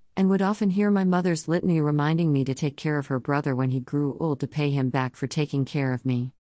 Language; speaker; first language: English; non-native, local second language; Surigaonon